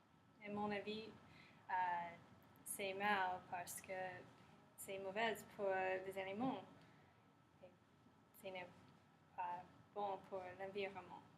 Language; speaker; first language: French; non-native, learner; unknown